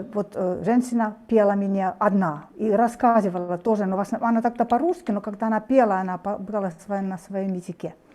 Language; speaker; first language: Russian; non-native, fluent; Finnish